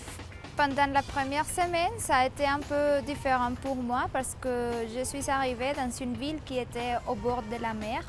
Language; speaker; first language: French; non-native, fluent; Spanish